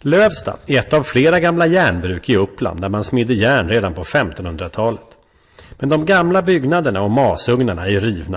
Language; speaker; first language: Swedish; native; Swedish